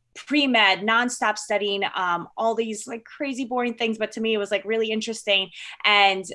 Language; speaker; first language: English; early bilingual, other home language; Filipino